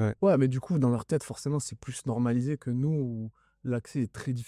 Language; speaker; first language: French; native; French